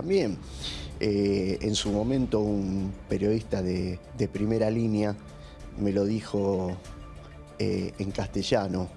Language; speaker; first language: Spanish; native; Spanish